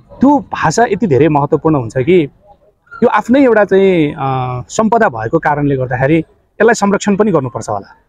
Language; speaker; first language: Nepali; non-native, local second language; Newari